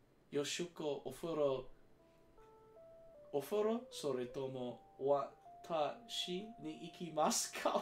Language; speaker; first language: Japanese; non-native, learner; English